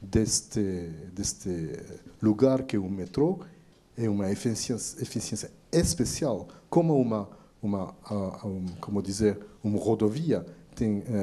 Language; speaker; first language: Portuguese; non-native, fluent; French